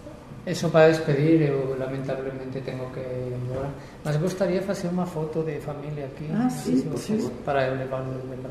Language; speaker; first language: Portuguese; non-native, fluent; Spanish